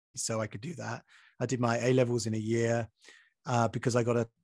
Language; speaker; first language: English; native; English